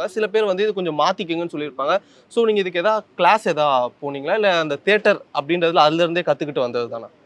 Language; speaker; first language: Tamil; native; Tamil